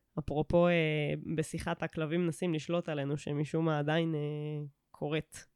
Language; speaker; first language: Hebrew; native; Hebrew